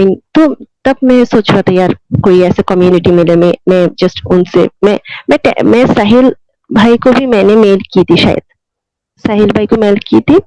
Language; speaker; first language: Hindi; non-native, local second language; Bangla